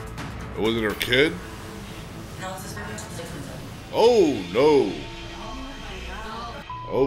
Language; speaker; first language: English; native; English